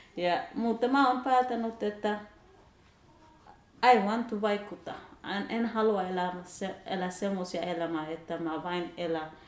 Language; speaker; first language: Finnish; non-native, learner; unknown